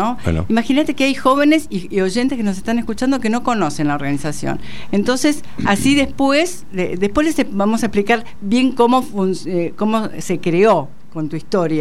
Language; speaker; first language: Spanish; native; Spanish